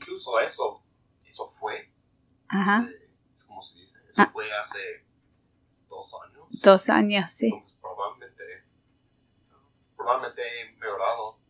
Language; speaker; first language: Spanish; non-native, learner; English